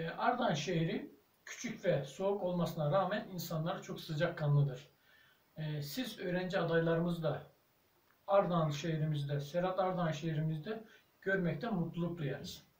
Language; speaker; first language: Turkish; early bilingual, heritage; Turkish